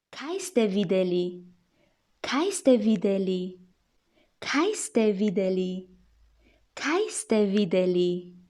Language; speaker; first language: Slovenian; non-native, fluent; Chinese